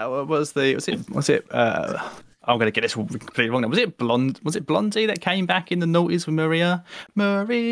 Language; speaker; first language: English; native; English